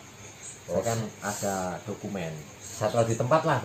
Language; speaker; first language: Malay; non-native, local second language; Javanese